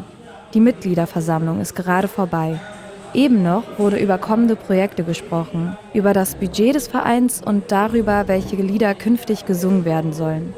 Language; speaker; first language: German; native; German